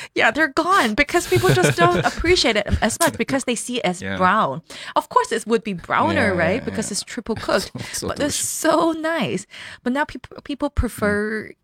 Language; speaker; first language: English; non-native, local second language; Cantonese